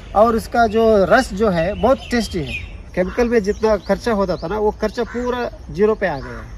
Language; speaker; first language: Hindi; non-native, local second language; Kannada